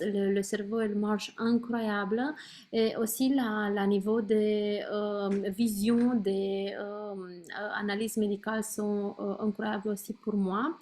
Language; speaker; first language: French; non-native, learner; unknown